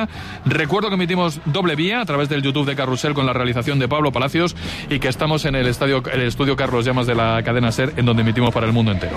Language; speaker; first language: Spanish; native; Spanish